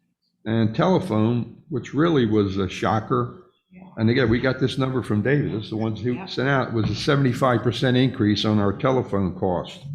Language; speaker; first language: English; native; English